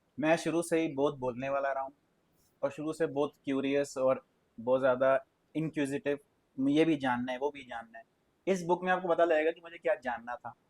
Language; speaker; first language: Hindi; native; Hindi